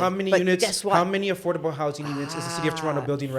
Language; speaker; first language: English; native; English